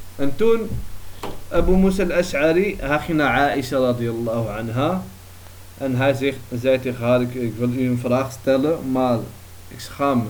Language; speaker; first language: Dutch; early bilingual, other home language; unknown